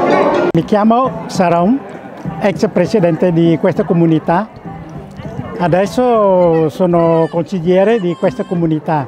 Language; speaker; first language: Italian; non-native, learner; Khmer